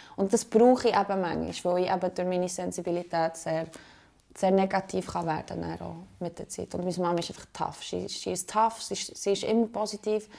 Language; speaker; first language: German; early bilingual, other home language; Albanian